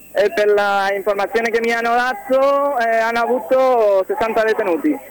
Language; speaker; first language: Italian; non-native, learner; Spanish